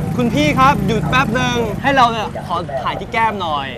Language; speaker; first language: Thai; native; Thai